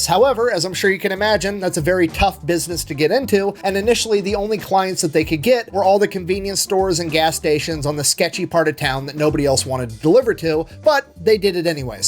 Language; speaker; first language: English; native; English